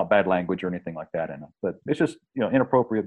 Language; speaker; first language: English; native; English